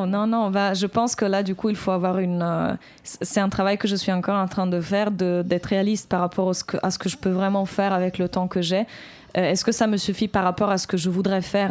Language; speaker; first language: French; native; French